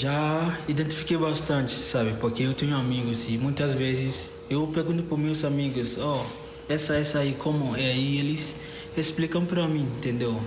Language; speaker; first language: Portuguese; non-native, fluent; Akan